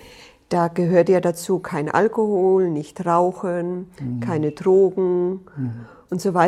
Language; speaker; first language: German; native; German